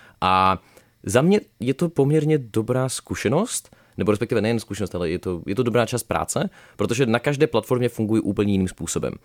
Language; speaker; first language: Czech; early bilingual, other home language; Russian